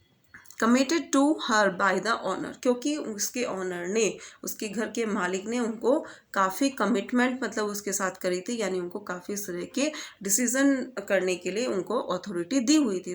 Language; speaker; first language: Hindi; native; Hindi